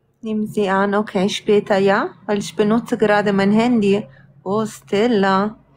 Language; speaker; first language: German; early bilingual, other home language; Italian